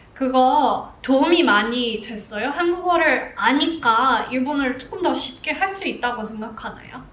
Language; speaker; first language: Korean; non-native, fluent; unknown